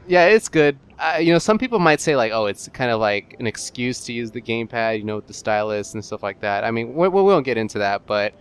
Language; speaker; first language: English; native; English